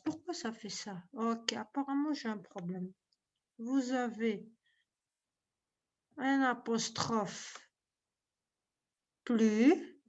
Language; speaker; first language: French; non-native, local second language; Arabic